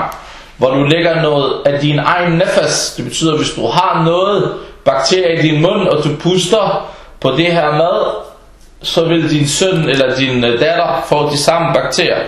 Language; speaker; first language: Danish; non-native, fluent; Arabic